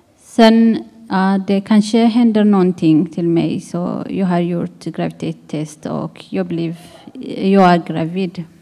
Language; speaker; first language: Swedish; non-native, learner; Tigrinya